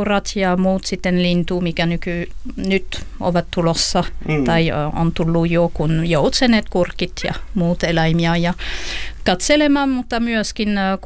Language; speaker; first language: Finnish; non-native, fluent; French